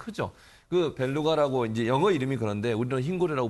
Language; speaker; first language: Korean; native; Korean